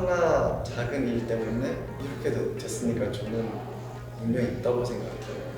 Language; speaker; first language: Korean; non-native, fluent; English